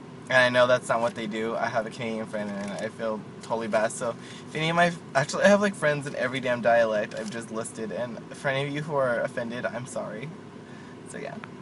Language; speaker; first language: English; native; English